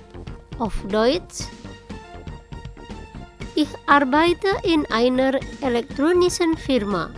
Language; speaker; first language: German; non-native, learner; Indonesian